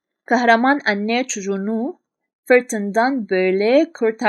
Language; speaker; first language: Turkish; non-native, fluent; Arabic